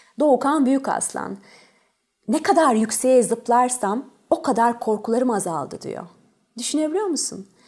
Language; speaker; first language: Turkish; early bilingual, other home language; French